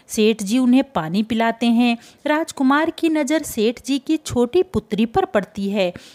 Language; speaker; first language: Hindi; native; Hindi